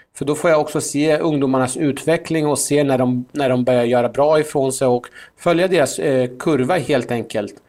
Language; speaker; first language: Swedish; early bilingual, other home language; Persian